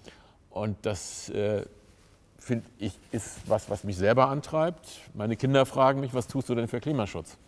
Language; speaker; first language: German; native; German